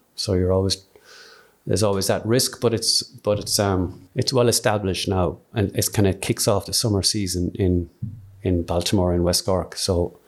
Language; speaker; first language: English; native; English